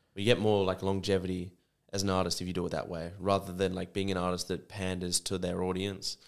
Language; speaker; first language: English; native; English